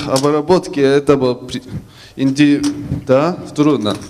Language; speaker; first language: Russian; non-native, fluent; Korean